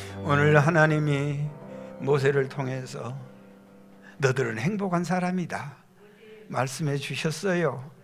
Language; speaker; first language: Korean; native; Korean